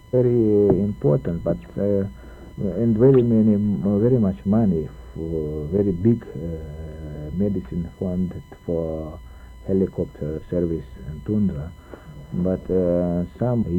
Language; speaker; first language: English; non-native, learner; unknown